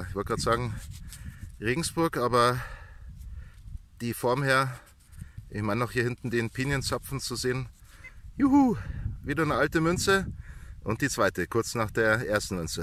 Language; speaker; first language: German; native; German